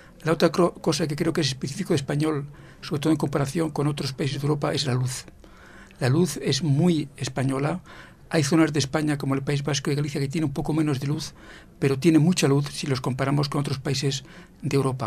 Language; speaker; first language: Spanish; native; Spanish